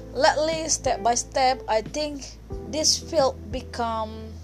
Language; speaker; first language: English; non-native, fluent; Indonesian